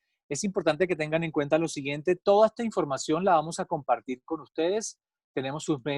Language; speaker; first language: Spanish; native; Spanish